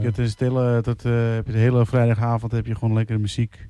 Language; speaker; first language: Dutch; native; Dutch